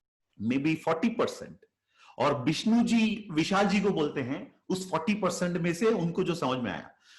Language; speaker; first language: Hindi; native; Hindi